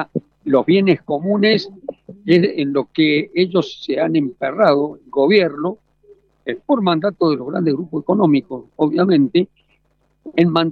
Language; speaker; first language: Spanish; native; Spanish